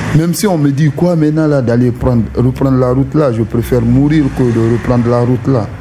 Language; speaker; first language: French; non-native, local second language; Susu